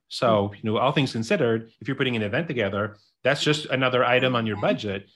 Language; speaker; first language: English; non-native, local second language; French